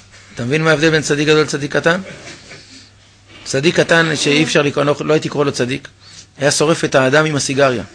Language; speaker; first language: Hebrew; native; Hebrew